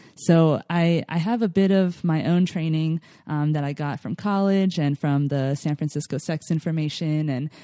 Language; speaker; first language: English; native; English